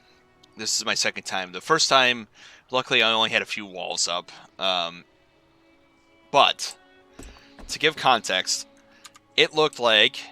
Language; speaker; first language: English; native; English